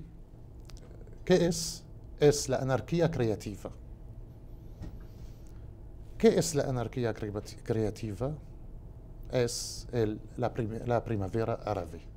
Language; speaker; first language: Spanish; non-native, learner; Arabic